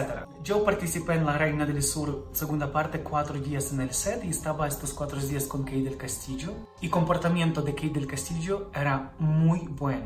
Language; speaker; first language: Spanish; non-native, fluent; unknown